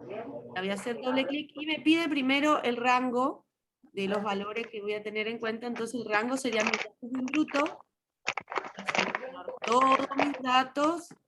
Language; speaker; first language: Spanish; native; Spanish